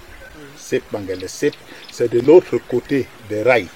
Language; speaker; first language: French; non-native, local second language; Basaa